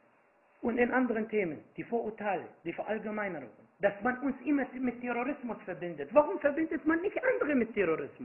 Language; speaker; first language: German; non-native, fluent; Arabic